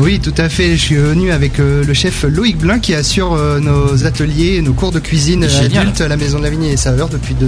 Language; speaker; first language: French; native; French